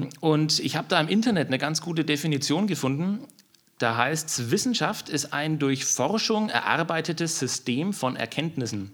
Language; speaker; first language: German; native; German